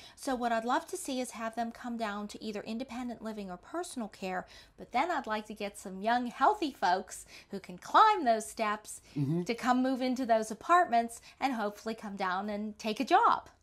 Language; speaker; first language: English; native; English